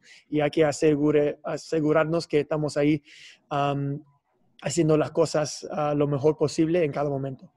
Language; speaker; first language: Spanish; non-native, fluent; English